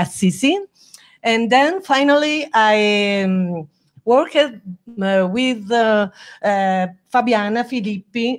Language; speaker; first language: English; non-native, learner; Italian